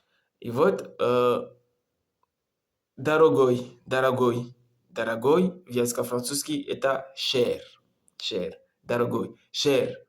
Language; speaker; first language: Russian; non-native, learner; Comorian